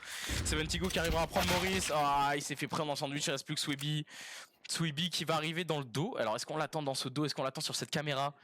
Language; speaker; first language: French; native; French